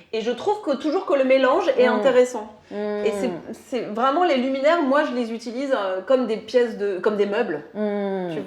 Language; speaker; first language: French; native; French